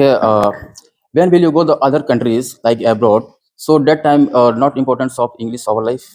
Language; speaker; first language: English; non-native, learner; Hindi